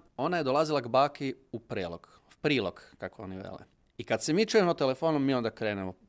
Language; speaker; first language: Croatian; native; Croatian